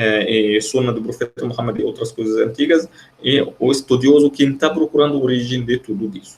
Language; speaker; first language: Portuguese; non-native, fluent; Arabic